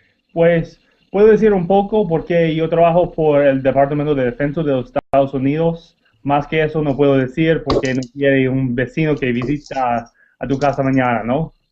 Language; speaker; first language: Spanish; non-native, learner; English